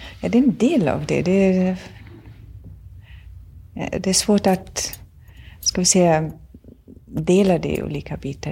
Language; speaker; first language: Swedish; non-native, fluent; German